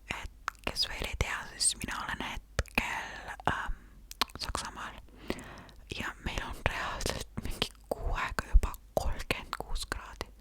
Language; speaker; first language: Estonian; native; Estonian